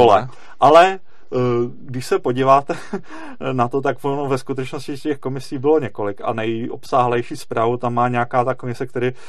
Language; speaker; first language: Czech; native; Czech